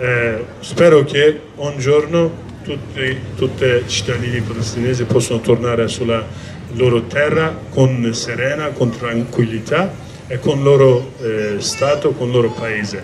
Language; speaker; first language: Italian; non-native, learner; Kurdish